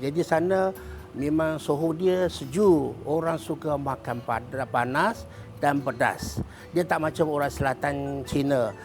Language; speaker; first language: Malay; non-native, fluent; Chinese